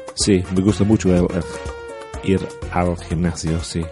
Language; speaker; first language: Spanish; non-native, learner; English